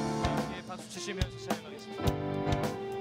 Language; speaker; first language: Korean; native; Korean